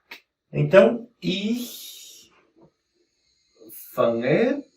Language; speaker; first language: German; non-native, fluent; Portuguese